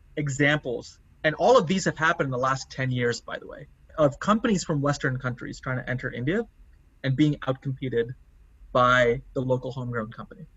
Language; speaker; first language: English; non-native, local second language; Tamil